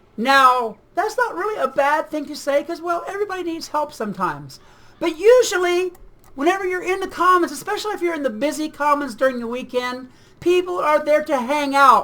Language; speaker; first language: English; native; English